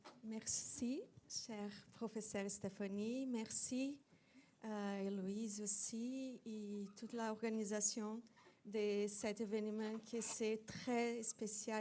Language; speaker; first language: French; non-native, fluent; Portuguese